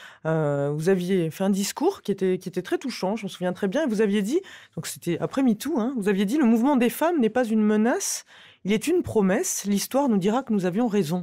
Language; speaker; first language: French; native; French